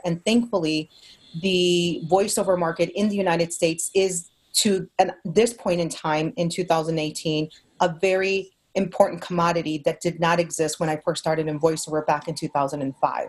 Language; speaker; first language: English; early bilingual, other home language; Spanish